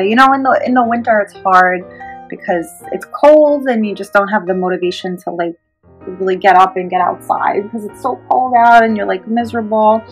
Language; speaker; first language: English; native; English